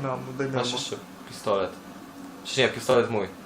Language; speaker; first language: Polish; native; Polish